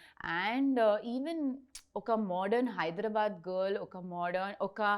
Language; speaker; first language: Telugu; non-native, learner; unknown